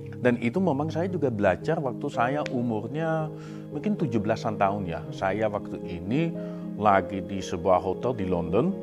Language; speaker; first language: Indonesian; non-native, fluent; Dutch